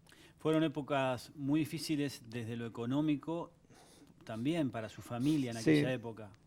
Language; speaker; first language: Spanish; native; Spanish